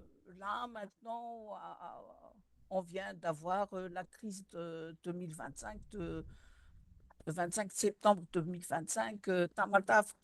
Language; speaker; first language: French; non-native, local second language; Malagasy